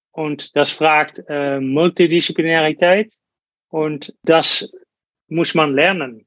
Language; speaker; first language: German; non-native, learner; Dutch